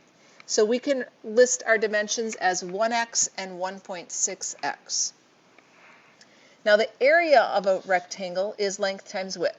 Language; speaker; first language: English; native; English